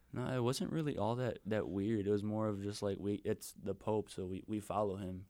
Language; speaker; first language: English; early bilingual, other home language; Spanish